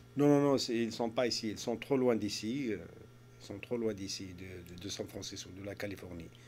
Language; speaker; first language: French; non-native, local second language; Arabic